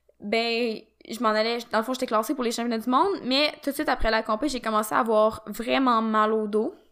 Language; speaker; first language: French; native; French